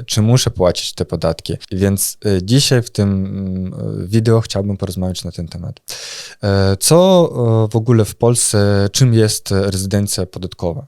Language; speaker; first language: Polish; non-native, fluent; Russian